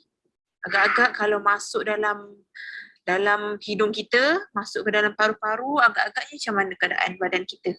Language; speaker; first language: Malay; native; Malay